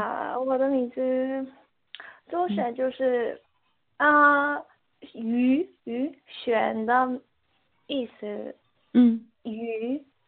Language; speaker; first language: Chinese; non-native, learner; Korean